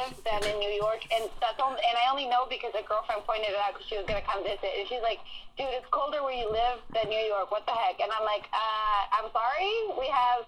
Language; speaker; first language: English; early bilingual, other home language; Spanish